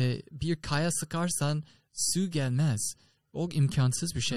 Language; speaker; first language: Turkish; non-native, fluent; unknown